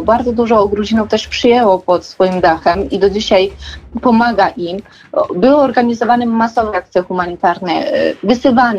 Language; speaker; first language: Polish; non-native, fluent; Georgian